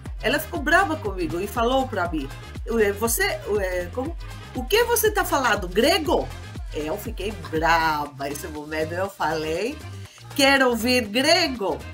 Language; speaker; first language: Portuguese; non-native, fluent; Greek